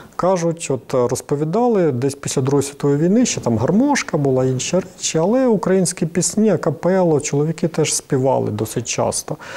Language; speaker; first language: Ukrainian; native; Ukrainian